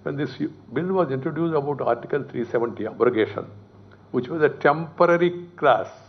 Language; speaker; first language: English; non-native, local second language; Telugu